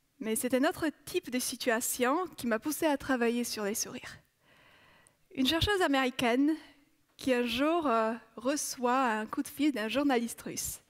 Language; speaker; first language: French; non-native, fluent; Polish